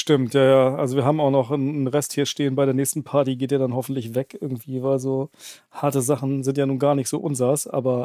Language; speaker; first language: German; native; German